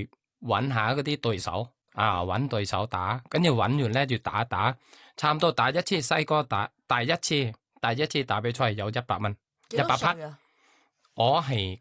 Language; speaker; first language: Cantonese; non-native, learner; Thai